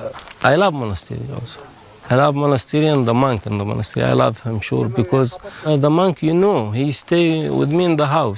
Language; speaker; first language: English; non-native, learner; Arabic